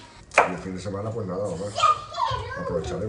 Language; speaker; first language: Spanish; native; Spanish